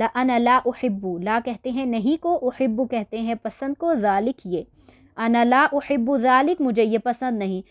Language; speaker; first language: Urdu; native; Urdu